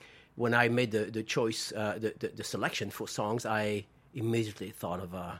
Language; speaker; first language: English; non-native, fluent; French